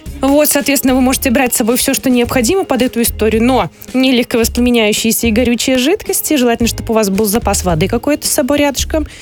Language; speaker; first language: Russian; native; Russian